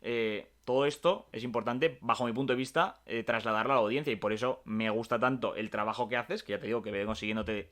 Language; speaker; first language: Spanish; native; Spanish